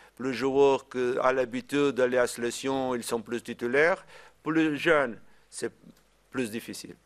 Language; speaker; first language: French; non-native, fluent; Portuguese